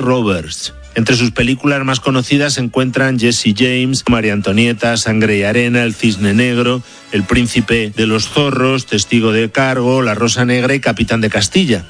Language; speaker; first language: Spanish; native; Spanish